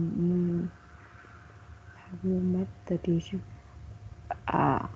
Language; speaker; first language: English; non-native, learner; Vietnamese